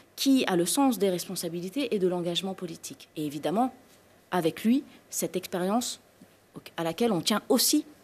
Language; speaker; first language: French; native; French